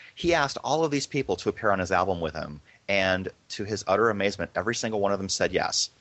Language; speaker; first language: English; native; English